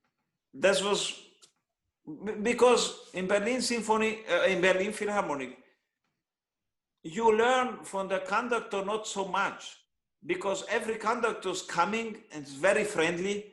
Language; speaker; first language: English; non-native, learner; Hungarian